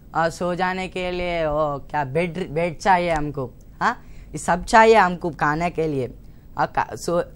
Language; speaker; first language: Hindi; non-native, local second language; Telugu